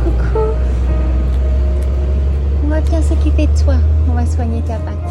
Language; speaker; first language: French; native; French